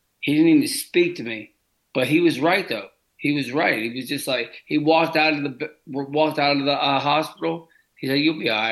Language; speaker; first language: English; native; English